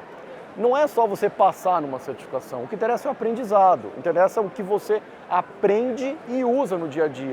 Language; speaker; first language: Portuguese; native; Portuguese